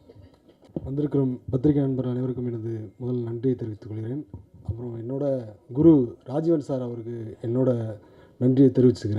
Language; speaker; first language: Tamil; native; Tamil